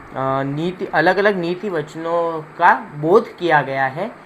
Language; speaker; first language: Hindi; non-native, local second language; Marathi